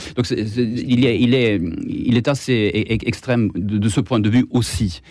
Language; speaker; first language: French; non-native, fluent; Swedish